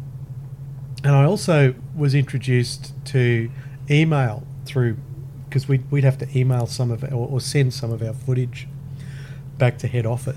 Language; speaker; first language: English; native; English